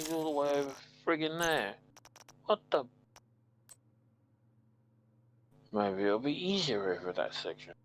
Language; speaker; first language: English; native; English